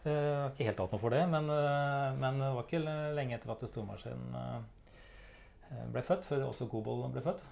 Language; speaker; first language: Norwegian; native; Norwegian